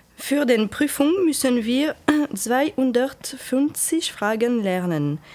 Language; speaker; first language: German; non-native, learner; French